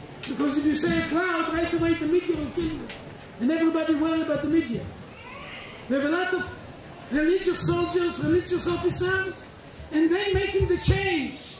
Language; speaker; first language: English; non-native, fluent; Hebrew